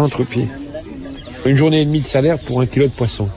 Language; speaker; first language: French; native; French